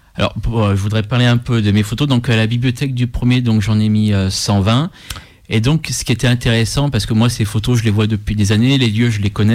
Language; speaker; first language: French; native; French